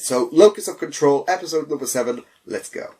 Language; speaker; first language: English; native; English